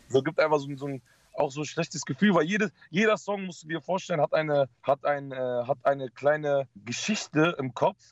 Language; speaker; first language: German; early bilingual, other home language; Dutch